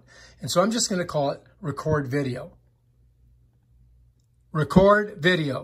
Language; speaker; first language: English; native; English